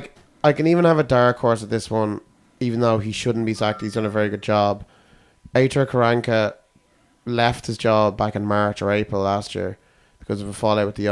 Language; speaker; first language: English; native; English